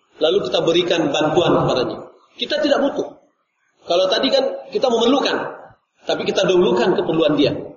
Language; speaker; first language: Indonesian; non-native, local second language; Minangkabau